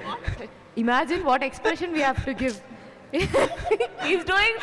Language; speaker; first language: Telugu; non-native, learner; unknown